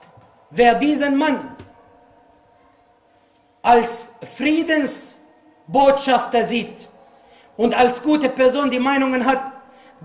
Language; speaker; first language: German; non-native, fluent; Arabic